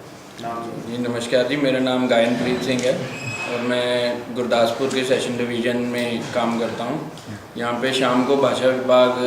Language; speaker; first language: Hindi; non-native, local second language; Punjabi